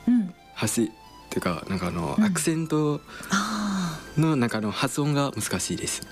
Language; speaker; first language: Japanese; non-native, learner; Khmer